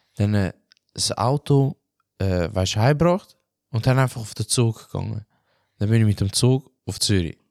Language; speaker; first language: German; early bilingual, other home language; Albanian